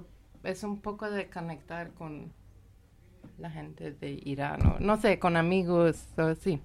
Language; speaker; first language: Spanish; non-native, learner; Persian